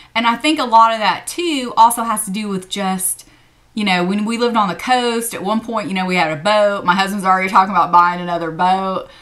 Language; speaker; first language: English; native; English